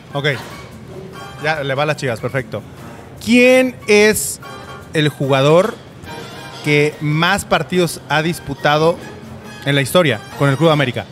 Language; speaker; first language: Spanish; native; Spanish